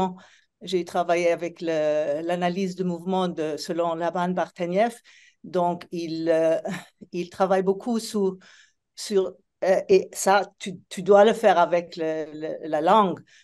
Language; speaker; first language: French; non-native, fluent; Italian